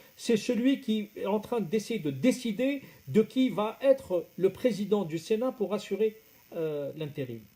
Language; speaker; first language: French; non-native, local second language; Arabic